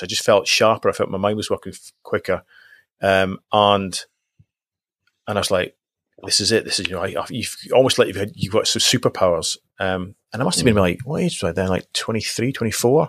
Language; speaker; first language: English; native; English